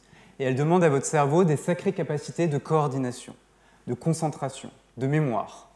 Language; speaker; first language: French; native; French